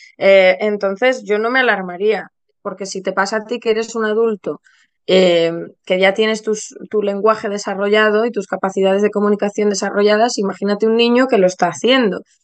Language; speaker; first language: Spanish; native; Spanish